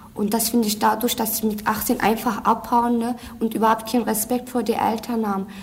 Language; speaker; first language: German; early bilingual, other home language; Turkish